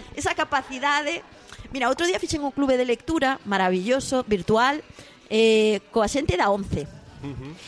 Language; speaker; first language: Galician; native; Galician